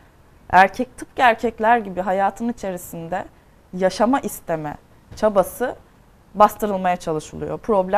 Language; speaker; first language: Turkish; native; Turkish